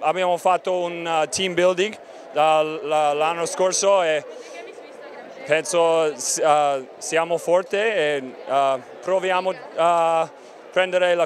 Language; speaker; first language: Italian; non-native, learner; English